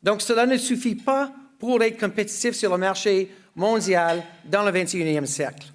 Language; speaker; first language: French; non-native, local second language; English